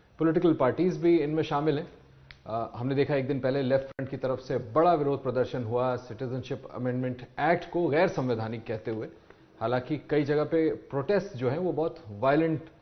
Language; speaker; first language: Hindi; native; Hindi